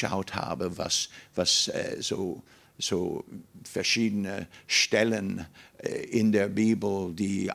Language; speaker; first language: German; non-native, fluent; English